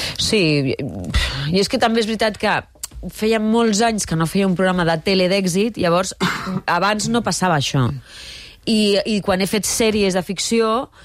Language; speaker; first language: Catalan; non-native, local second language; Spanish